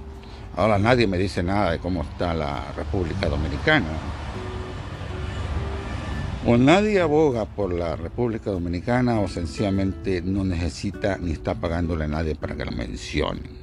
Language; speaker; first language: Spanish; native; Spanish